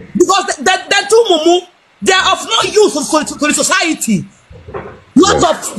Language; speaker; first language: Nigerian Pidgin; non-native, local second language; Igbo